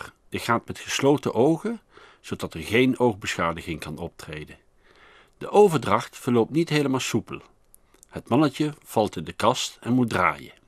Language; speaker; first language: Dutch; native; Dutch